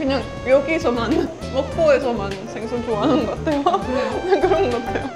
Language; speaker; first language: Korean; non-native, fluent; Estonian